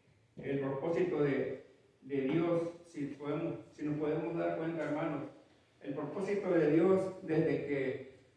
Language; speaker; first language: Spanish; native; Spanish